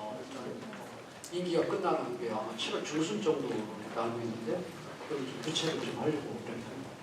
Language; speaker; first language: Korean; native; Korean